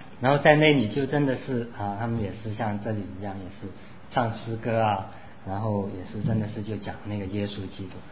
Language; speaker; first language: Chinese; non-native, local second language; Cantonese